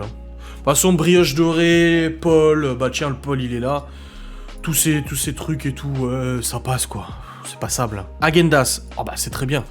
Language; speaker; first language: French; native; French